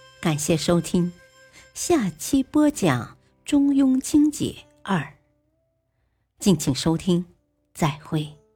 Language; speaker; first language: Chinese; native; Chinese